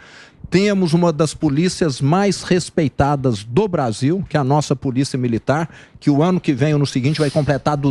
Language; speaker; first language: Portuguese; native; Portuguese